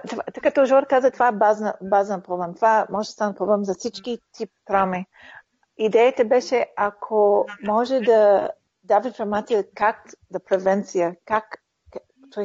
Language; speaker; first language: Bulgarian; early bilingual, heritage; Bulgarian